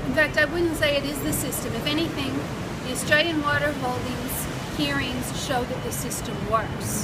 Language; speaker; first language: English; native; English